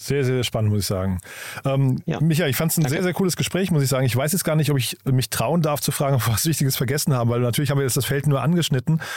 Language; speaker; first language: German; native; German